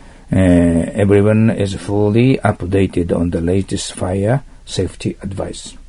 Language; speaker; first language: English; non-native, fluent; Japanese